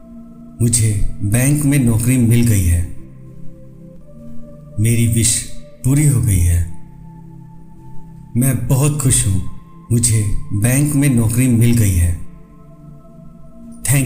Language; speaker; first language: Hindi; native; Hindi